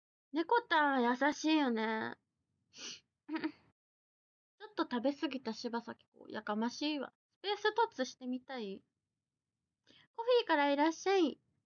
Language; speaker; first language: Japanese; native; Japanese